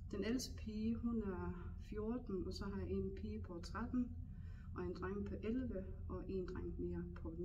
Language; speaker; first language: Danish; non-native, local second language; Faroese